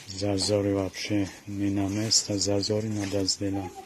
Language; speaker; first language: Russian; non-native, local second language; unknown